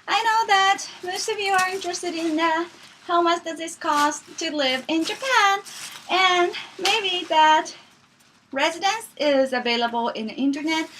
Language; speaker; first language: English; non-native, fluent; Japanese